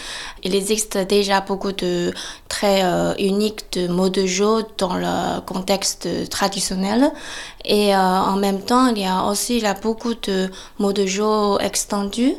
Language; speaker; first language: French; non-native, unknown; Chinese